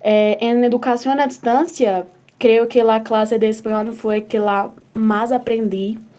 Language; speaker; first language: Spanish; non-native, learner; Portuguese